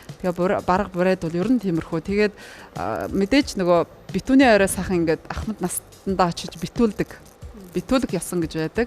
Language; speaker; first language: Mongolian; native; Mongolian